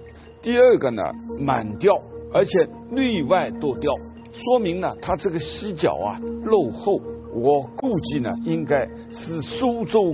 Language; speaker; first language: Chinese; native; Chinese